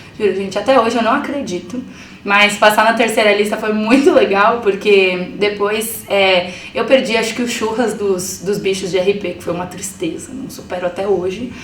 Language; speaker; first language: Portuguese; early bilingual, other home language; Spanish